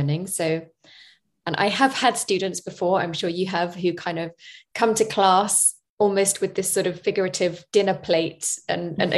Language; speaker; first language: English; native; English